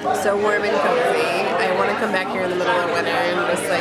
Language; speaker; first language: English; native; English